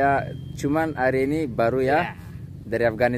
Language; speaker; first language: Indonesian; non-native, learner; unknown